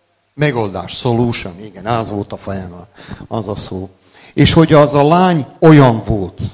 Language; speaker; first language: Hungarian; non-native, local second language; Serbian